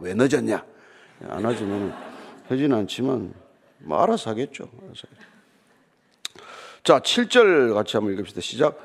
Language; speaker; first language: Korean; native; Korean